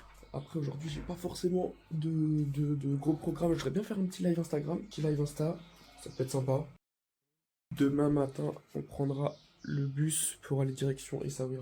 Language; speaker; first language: French; native; French